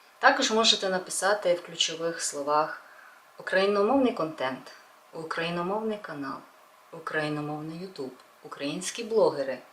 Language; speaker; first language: Ukrainian; non-native, local second language; Russian